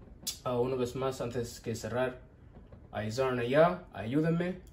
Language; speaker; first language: Spanish; non-native, learner; English